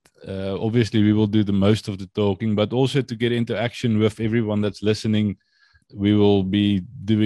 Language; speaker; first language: English; non-native, local second language; Afrikaans